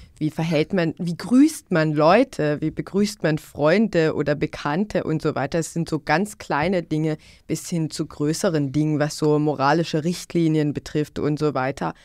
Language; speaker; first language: German; non-native, fluent; Bosnian